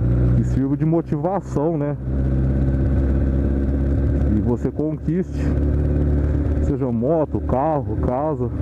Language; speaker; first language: Portuguese; native; Portuguese